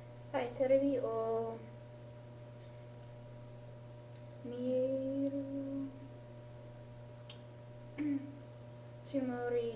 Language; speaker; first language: Japanese; non-native, learner; English